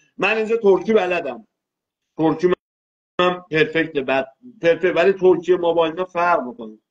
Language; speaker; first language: Persian; non-native, local second language; Azerbaijani